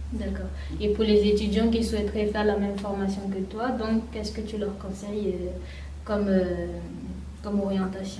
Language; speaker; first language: French; native; French